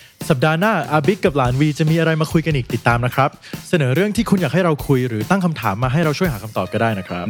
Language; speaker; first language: Thai; early bilingual, heritage; Thai